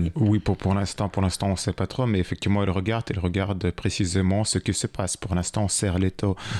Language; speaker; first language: French; non-native, fluent; Ukrainian